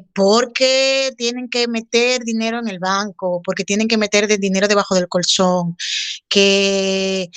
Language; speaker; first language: Spanish; native; Spanish